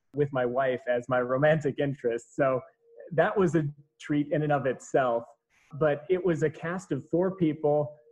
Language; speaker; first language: English; native; English